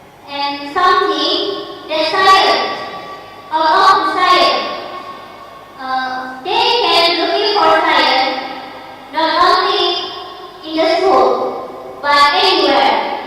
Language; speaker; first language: English; non-native, learner; Indonesian